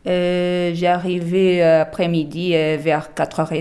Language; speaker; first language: French; non-native, learner; Portuguese